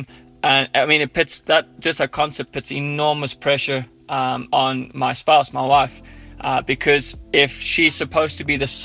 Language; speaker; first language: English; native; English